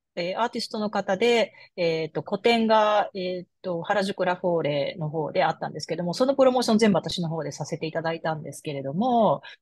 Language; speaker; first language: Japanese; native; Japanese